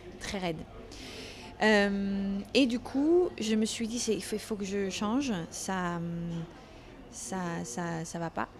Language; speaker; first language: French; non-native, fluent; Dutch